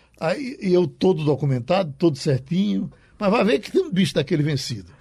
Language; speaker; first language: Portuguese; native; Portuguese